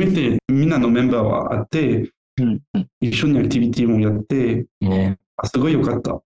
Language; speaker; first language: Japanese; non-native, learner; French